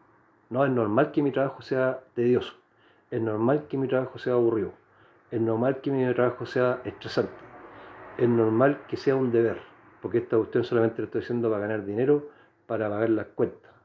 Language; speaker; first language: Spanish; native; Spanish